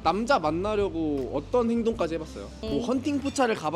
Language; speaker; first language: Korean; native; Korean